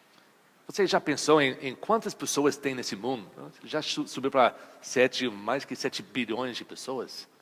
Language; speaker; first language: Portuguese; non-native, fluent; English